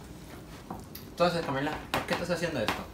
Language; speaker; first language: Spanish; early bilingual, heritage; Spanish